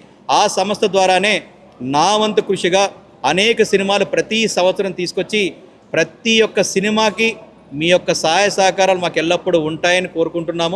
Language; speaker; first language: Telugu; native; Telugu